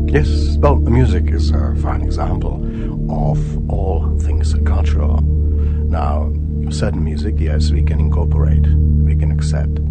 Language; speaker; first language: English; non-native, fluent; Czech